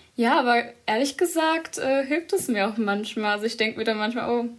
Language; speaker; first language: German; early bilingual, other home language; Arabic